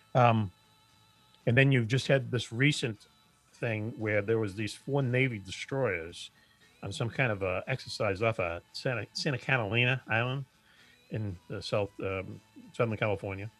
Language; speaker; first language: English; native; English